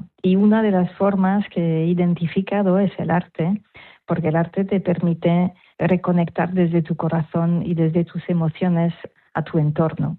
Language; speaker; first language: Spanish; non-native, fluent; French